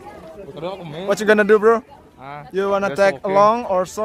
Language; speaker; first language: English; non-native, learner; Indonesian